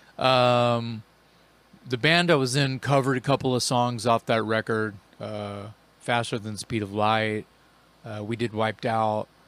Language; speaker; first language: English; native; English